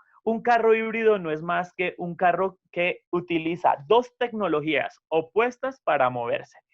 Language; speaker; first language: Spanish; native; Spanish